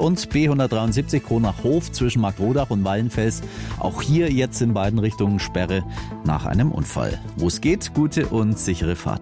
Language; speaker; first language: German; native; German